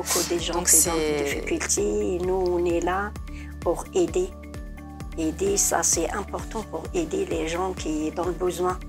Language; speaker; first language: French; non-native, learner; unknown